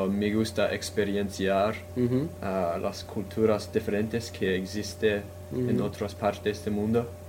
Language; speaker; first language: Spanish; non-native, fluent; English